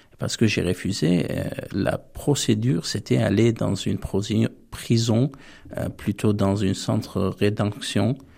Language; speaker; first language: French; non-native, fluent; Armenian